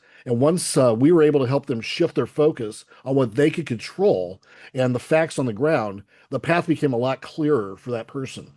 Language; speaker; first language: English; native; English